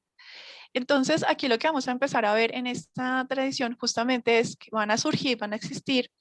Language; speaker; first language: Spanish; native; Spanish